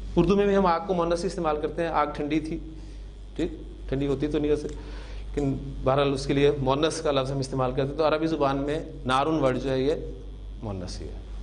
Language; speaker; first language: Urdu; native; Urdu